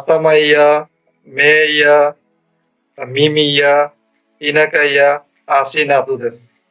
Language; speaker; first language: Japanese; non-native, learner; Bangla